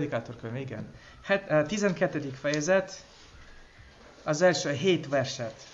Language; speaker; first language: Hungarian; non-native, fluent; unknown